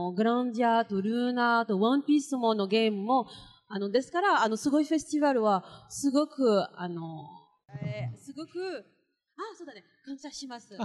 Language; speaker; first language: Japanese; non-native, learner; French